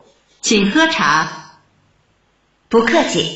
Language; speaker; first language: Chinese; non-native, learner; Thai